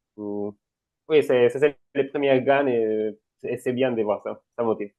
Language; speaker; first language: French; non-native, fluent; Spanish